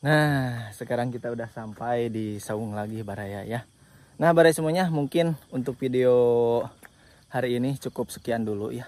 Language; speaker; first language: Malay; non-native, local second language; Sundanese